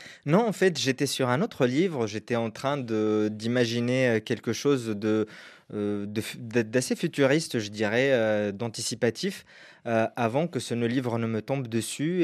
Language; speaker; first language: French; non-native, local second language; Arabic